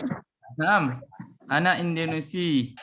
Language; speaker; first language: Arabic; non-native, learner; Indonesian